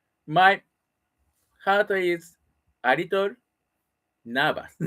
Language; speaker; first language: English; non-native, learner; Japanese